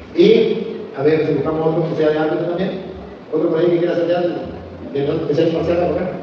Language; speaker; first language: Spanish; native; Spanish